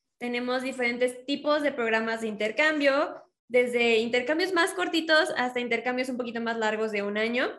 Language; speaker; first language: Spanish; native; Spanish